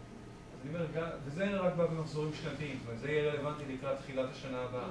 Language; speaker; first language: Hebrew; native; Hebrew